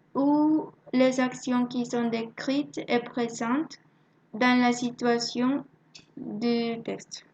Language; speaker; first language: French; non-native, learner; Spanish